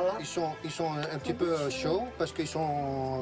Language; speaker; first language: French; non-native, fluent; Greek